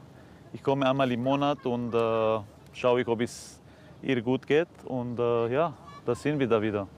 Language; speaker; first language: German; non-native, fluent; Arabic